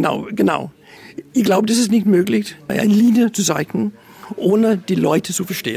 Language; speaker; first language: German; non-native, fluent; Danish